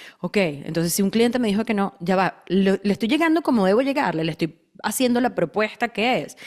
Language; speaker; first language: Spanish; native; Spanish